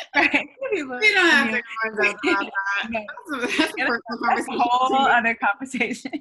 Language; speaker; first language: English; native; English